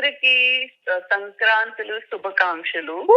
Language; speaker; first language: Telugu; non-native, learner; Gujarati